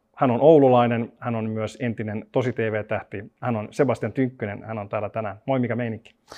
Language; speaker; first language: Finnish; non-native, local second language; Swedish